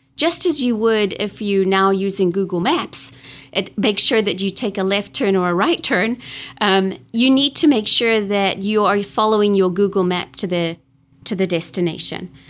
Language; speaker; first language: English; native; English